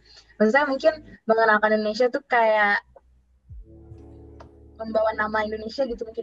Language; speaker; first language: Indonesian; native; Indonesian